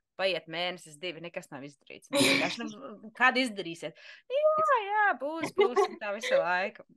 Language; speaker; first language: Latvian; native; Latvian